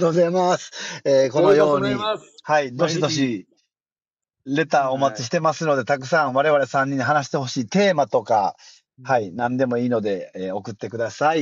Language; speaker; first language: Japanese; native; Japanese